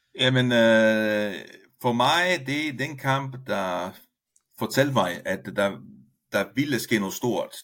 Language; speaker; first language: Danish; non-native, fluent; Italian